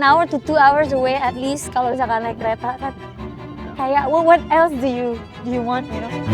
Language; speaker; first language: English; non-native, fluent; Indonesian